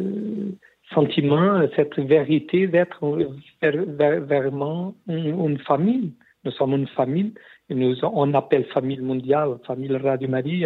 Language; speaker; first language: French; non-native, learner; Portuguese